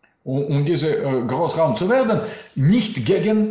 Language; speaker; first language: German; non-native, learner; Russian